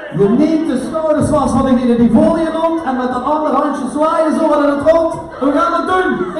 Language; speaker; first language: Dutch; native; Dutch